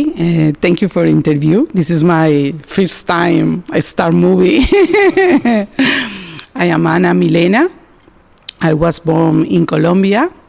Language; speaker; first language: English; non-native, learner; Spanish